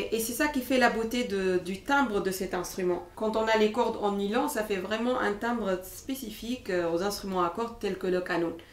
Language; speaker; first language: French; non-native, local second language; Arabic